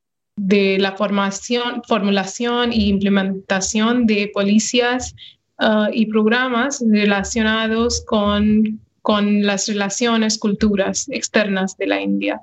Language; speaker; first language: Spanish; non-native, fluent; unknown